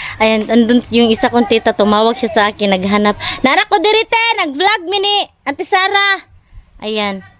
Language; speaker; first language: Filipino; non-native, local second language; Cebuano